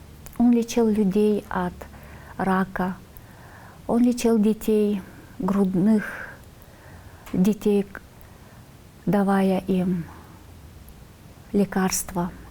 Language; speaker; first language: Russian; non-native, local second language; Tuvinian